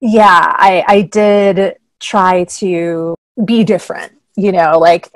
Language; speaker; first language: English; native; English